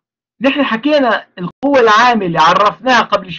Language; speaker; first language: Arabic; native; Arabic